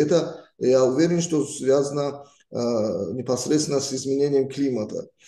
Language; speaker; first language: Russian; non-native, local second language; Tajik